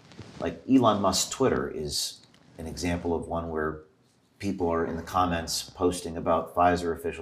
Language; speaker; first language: English; native; English